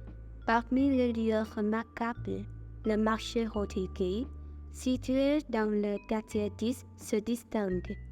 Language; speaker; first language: French; non-native, fluent; Vietnamese